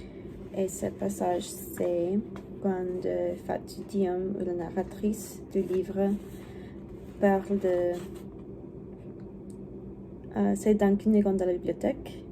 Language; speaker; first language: French; non-native, learner; English